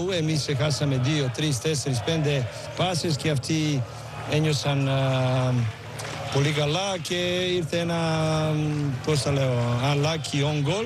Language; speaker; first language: Greek; non-native, learner; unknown